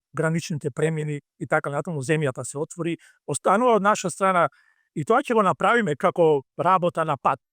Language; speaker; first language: Macedonian; native; Macedonian